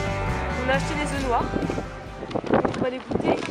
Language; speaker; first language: French; native; French